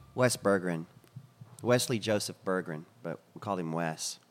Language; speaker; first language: English; native; English